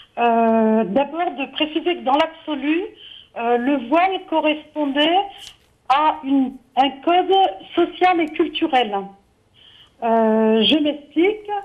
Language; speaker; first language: French; native; French